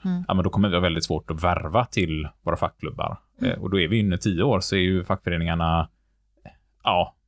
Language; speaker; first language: Swedish; native; Swedish